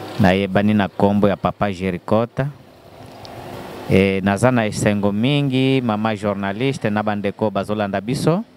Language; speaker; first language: Lingala; non-native, local second language; Kongo